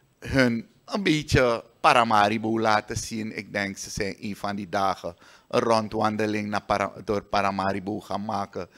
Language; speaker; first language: Dutch; native; Dutch